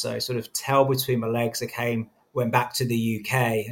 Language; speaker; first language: English; native; English